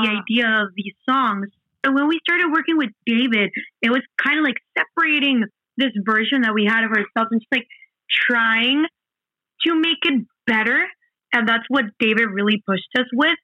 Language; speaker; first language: English; non-native, fluent; Spanish